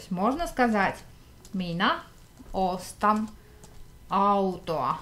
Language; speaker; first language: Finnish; non-native, fluent; Russian